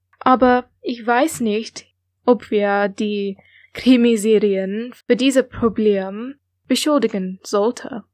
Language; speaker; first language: German; non-native, learner; English